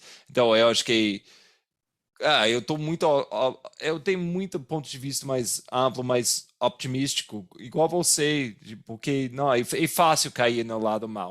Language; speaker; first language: Portuguese; non-native, fluent; English